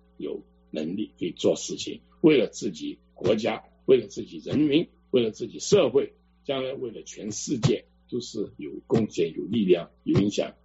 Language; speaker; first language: Chinese; non-native, local second language; Cantonese